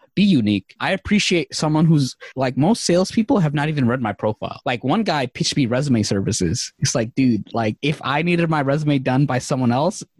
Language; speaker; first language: English; native; English